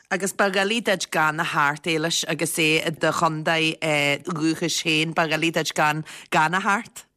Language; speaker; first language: Irish; native; Irish